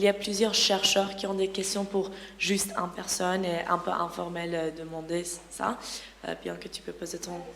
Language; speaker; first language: French; non-native, learner; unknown